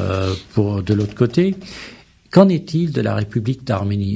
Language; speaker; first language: French; native; French